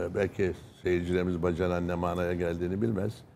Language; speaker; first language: Turkish; native; Turkish